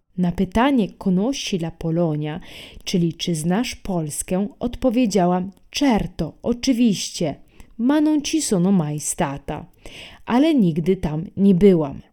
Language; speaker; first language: Polish; non-native, fluent; Italian